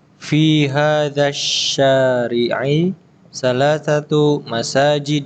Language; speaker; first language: Arabic; non-native, learner; Indonesian